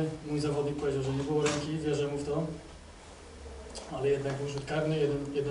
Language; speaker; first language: Polish; native; Polish